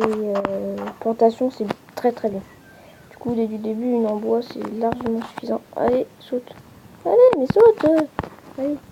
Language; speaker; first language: French; native; French